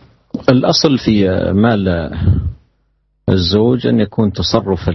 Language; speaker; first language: Arabic; native; Arabic